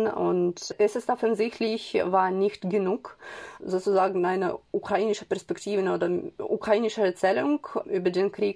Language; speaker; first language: German; non-native, fluent; Ukrainian